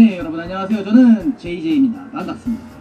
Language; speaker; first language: Korean; native; Korean